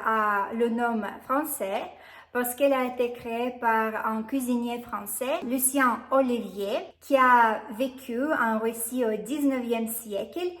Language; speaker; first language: French; non-native, fluent; Russian